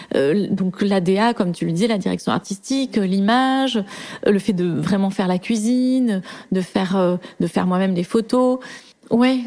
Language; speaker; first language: French; native; French